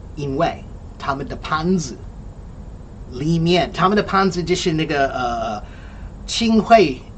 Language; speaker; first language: Chinese; non-native, learner; English